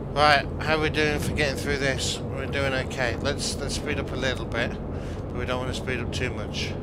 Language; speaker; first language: English; native; English